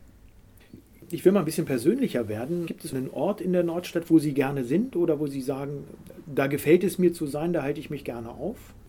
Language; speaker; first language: German; native; German